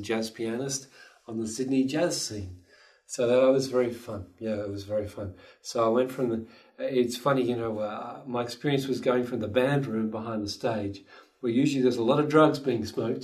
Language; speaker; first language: English; native; English